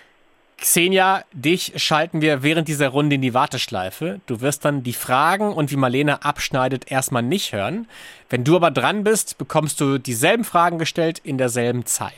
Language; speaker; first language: German; native; German